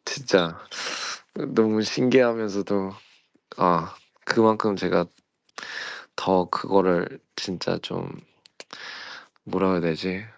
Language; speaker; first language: Korean; early bilingual, heritage; Korean